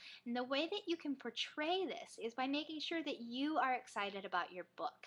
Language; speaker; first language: English; native; English